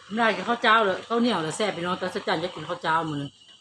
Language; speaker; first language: Thai; native; Thai